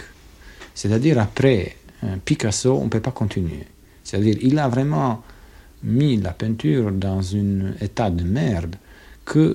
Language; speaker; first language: French; non-native, fluent; Croatian